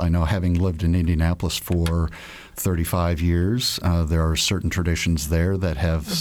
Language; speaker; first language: English; native; English